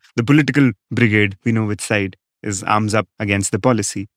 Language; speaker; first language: English; non-native, local second language; Hindi